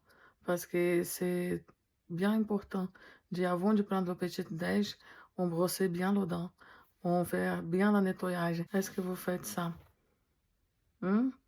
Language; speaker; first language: French; non-native, fluent; Portuguese